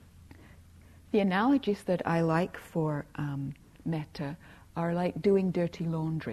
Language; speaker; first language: English; native; English